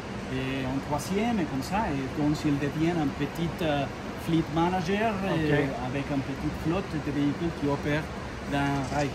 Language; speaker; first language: French; non-native, learner; Spanish